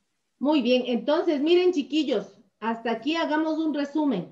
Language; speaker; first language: Spanish; native; Spanish